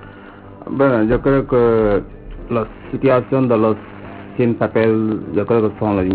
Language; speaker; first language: Spanish; non-native, learner; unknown